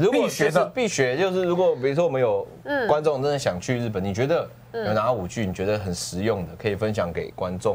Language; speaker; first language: Chinese; native; Chinese